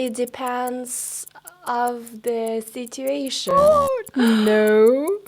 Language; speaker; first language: English; non-native, fluent; Vietnamese